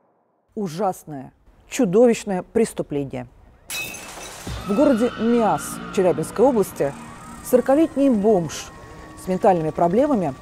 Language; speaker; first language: Russian; native; Russian